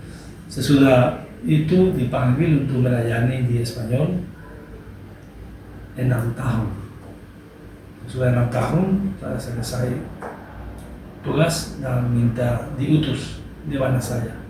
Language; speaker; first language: Indonesian; non-native, learner; Spanish